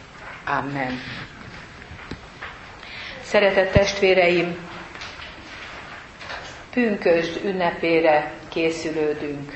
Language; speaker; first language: Hungarian; native; Hungarian